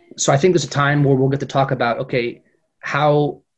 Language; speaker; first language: English; native; English